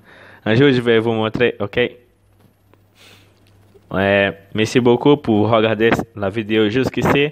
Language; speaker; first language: French; non-native, learner; Portuguese